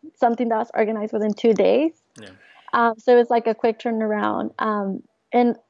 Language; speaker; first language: English; early bilingual, other home language; Spanish